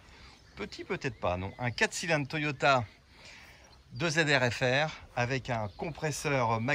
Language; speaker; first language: French; native; French